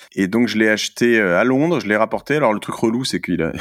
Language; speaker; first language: French; native; French